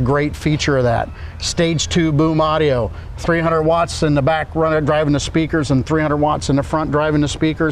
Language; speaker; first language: English; native; English